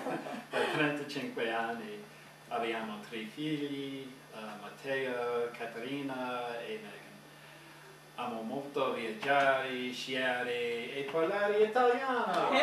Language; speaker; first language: Italian; non-native, learner; English